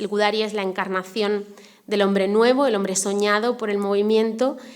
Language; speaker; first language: Spanish; native; Spanish